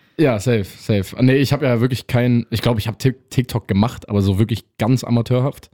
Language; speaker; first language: German; native; German